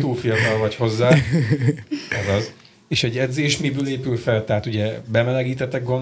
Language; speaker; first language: Hungarian; native; Hungarian